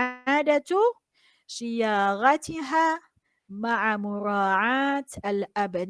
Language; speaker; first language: Arabic; non-native, fluent; Malay